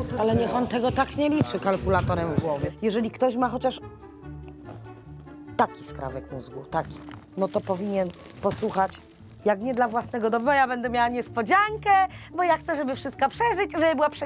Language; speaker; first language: Polish; native; Polish